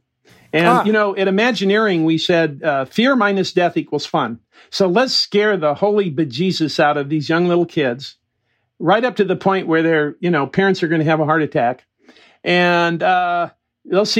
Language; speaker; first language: English; native; English